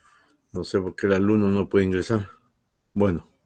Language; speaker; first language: Spanish; native; Spanish